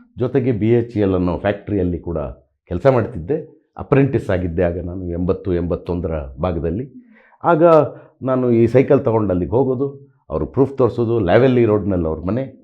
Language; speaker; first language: Kannada; native; Kannada